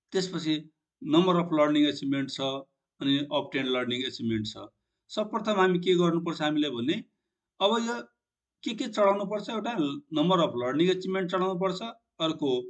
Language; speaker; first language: Nepali; non-native, local second language; Maithili